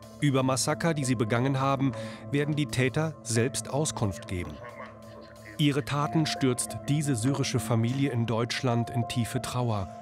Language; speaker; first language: German; native; German